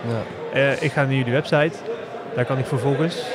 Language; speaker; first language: Dutch; native; Dutch